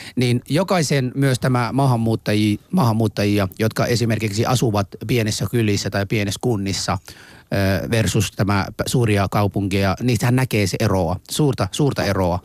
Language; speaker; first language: Finnish; non-native, fluent; Somali